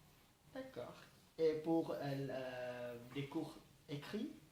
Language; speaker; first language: French; non-native, learner; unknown